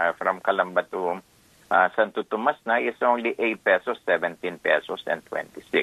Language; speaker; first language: Filipino; native; Filipino